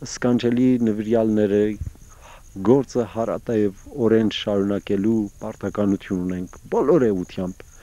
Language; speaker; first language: Armenian; early bilingual, heritage; Armenian